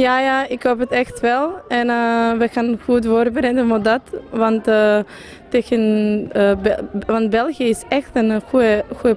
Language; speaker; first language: Dutch; non-native, fluent; Serbian